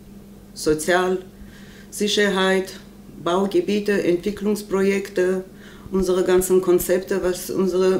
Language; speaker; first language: German; non-native, learner; Armenian